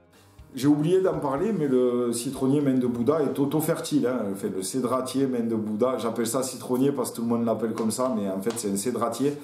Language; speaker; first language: French; native; French